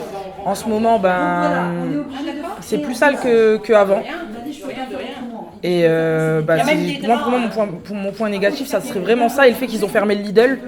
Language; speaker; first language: French; native; French